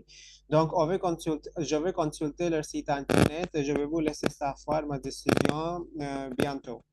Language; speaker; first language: French; non-native, fluent; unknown